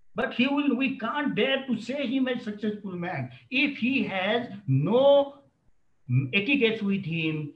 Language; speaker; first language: English; non-native, local second language; Marathi